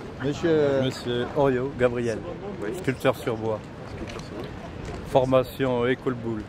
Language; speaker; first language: French; native; French